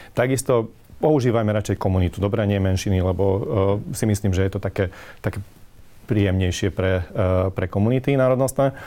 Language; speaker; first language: Slovak; non-native, local second language; Hungarian